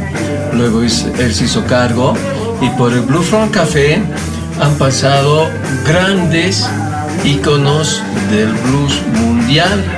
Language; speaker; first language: Spanish; native; Spanish